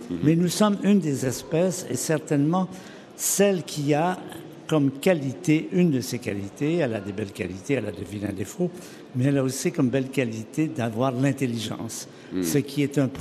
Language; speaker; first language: French; native; French